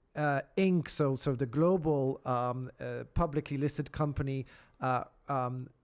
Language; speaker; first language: English; non-native, fluent; Polish